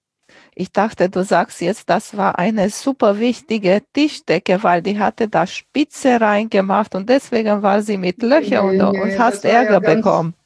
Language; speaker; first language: German; non-native, fluent; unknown